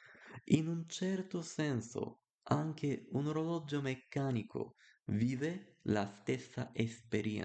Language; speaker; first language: Italian; non-native, learner; Bulgarian